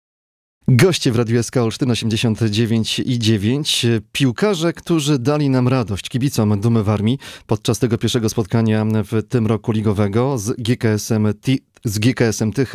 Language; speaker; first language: Polish; native; Polish